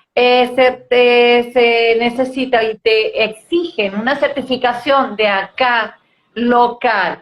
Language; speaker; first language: Spanish; native; Spanish